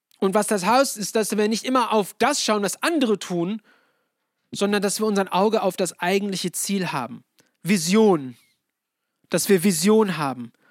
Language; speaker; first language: German; non-native, fluent; English